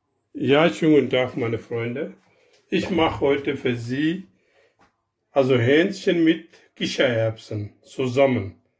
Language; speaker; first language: German; non-native, learner; Urdu